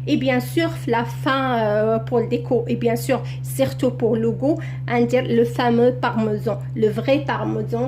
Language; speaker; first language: French; non-native, local second language; Arabic